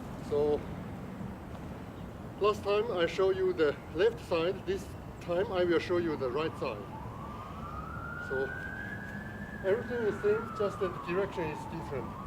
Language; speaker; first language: English; non-native, fluent; Chinese